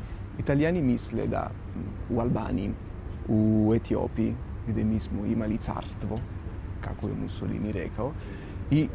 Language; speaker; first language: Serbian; non-native, fluent; Italian